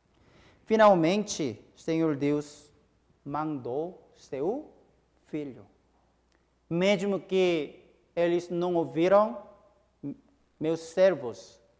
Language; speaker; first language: Portuguese; non-native, fluent; Korean